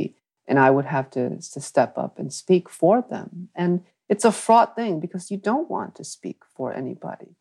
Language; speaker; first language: English; early bilingual, other home language; Vietnamese